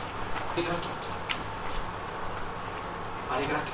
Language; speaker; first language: Japanese; non-native, fluent; English